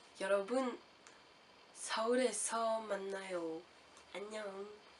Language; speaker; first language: Korean; non-native, learner; French